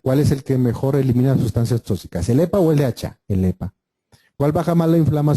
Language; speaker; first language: Spanish; native; Spanish